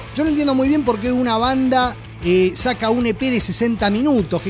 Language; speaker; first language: Spanish; native; Spanish